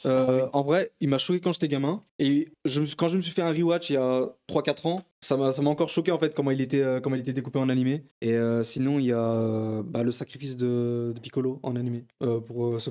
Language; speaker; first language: French; native; French